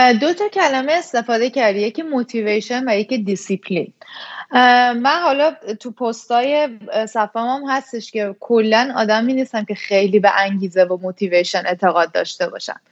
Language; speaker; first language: Persian; native; Persian